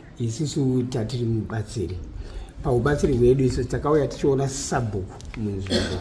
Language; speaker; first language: Shona; early bilingual, other home language; Nyanja